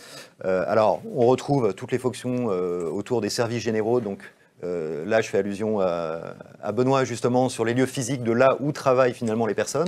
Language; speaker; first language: French; native; French